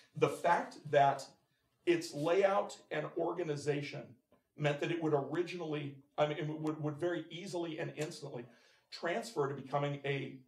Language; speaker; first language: English; native; English